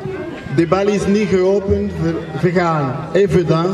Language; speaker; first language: Dutch; non-native, fluent; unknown